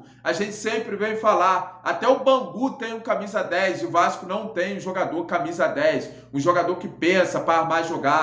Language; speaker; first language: Portuguese; native; Portuguese